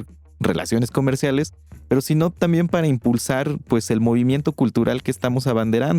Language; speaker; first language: Spanish; native; Spanish